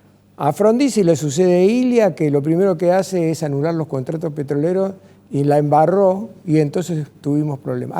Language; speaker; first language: Spanish; native; Spanish